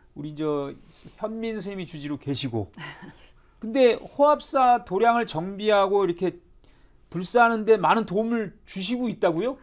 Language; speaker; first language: Korean; native; Korean